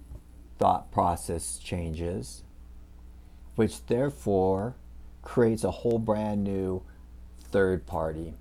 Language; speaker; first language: English; native; English